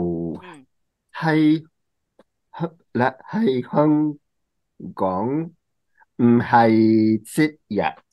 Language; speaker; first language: Chinese; non-native, learner; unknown